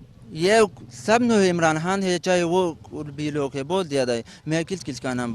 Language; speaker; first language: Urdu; non-native, local second language; Pashto